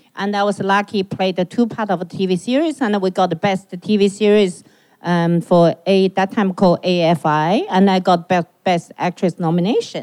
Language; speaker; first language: English; non-native, learner; Chinese